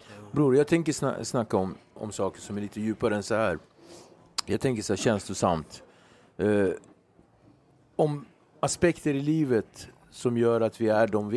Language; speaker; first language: Swedish; native; Swedish